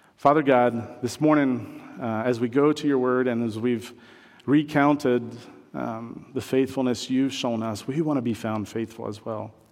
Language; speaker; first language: English; non-native, fluent; French